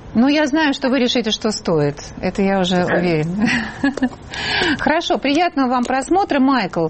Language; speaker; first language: Russian; native; Russian